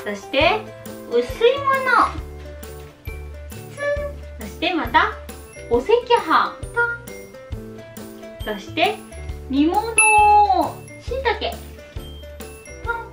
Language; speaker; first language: Japanese; non-native, fluent; Indonesian